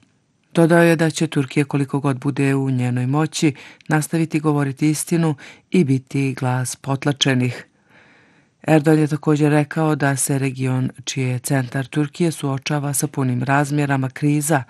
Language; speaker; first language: Serbian; native; Serbian